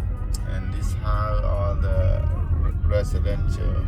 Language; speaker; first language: English; non-native, learner; Khmer